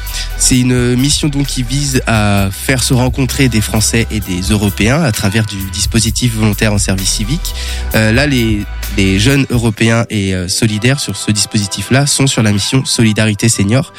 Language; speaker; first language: French; native; French